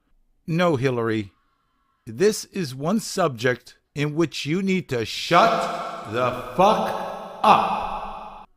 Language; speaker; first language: English; native; English